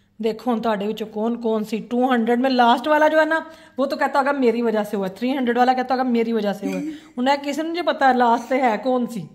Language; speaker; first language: Urdu; non-native, local second language; Punjabi